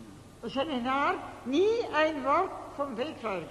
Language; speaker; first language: German; native; German